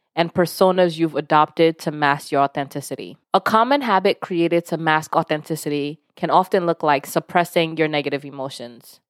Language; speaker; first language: English; early bilingual, other home language; Yoruba